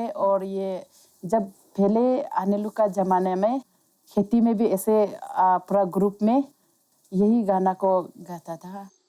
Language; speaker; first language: Hindi; non-native, local second language; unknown